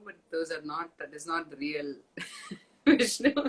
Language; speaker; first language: Telugu; non-native, fluent; Tamil